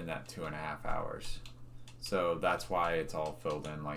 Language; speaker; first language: English; native; English